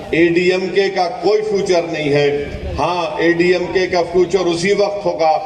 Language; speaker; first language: Urdu; native; Urdu